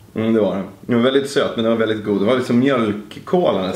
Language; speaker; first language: Swedish; native; Swedish